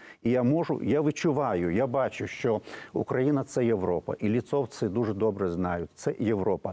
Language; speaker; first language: Ukrainian; non-native, fluent; Lithuanian